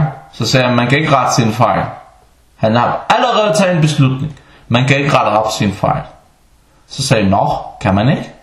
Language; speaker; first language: Danish; non-native, fluent; Arabic